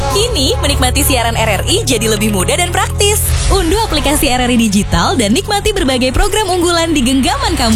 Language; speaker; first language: Indonesian; native; Indonesian